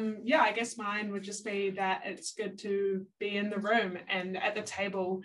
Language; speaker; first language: English; native; English